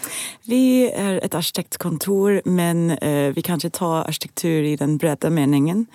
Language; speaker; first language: Swedish; non-native, fluent; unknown